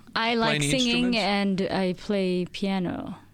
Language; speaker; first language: English; non-native, local second language; Filipino